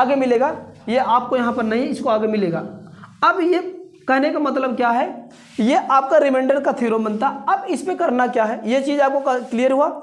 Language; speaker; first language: Hindi; native; Hindi